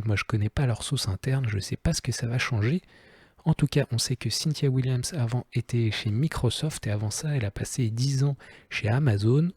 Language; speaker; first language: French; native; French